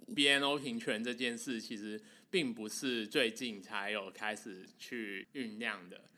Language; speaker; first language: Chinese; non-native, local second language; Cantonese